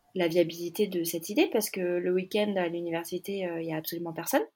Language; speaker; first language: French; native; French